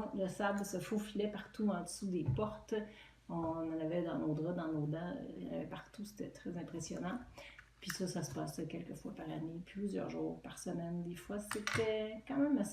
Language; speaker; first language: French; native; French